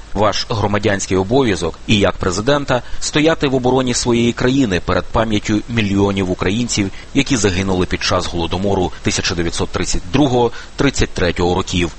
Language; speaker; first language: Ukrainian; native; Ukrainian